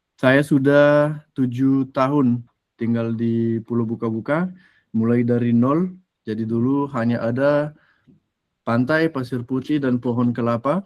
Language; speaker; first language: Indonesian; non-native, fluent; French